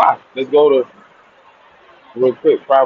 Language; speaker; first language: English; native; English